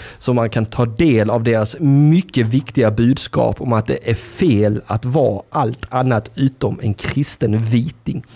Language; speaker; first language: Swedish; native; Swedish